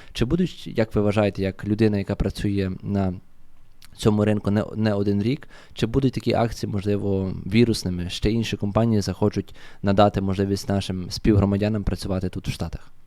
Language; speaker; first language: Ukrainian; native; Ukrainian